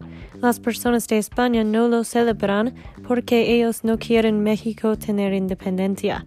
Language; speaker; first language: Spanish; non-native, learner; English